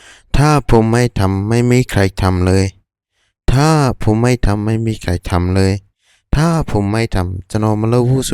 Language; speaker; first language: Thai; non-native, fluent; Burmese